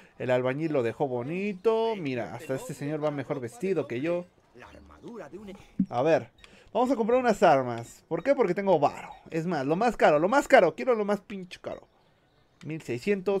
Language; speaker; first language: Spanish; native; Spanish